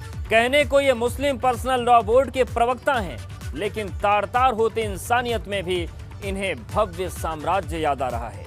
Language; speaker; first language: Hindi; native; Hindi